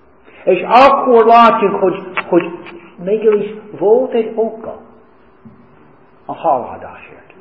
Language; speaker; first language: Hungarian; non-native, fluent; English